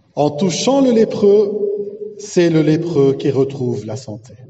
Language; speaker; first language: French; non-native, local second language; Arabic